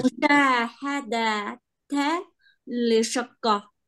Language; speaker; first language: Arabic; non-native, learner; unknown